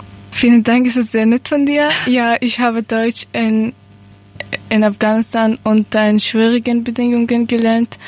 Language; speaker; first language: German; non-native, learner; Persian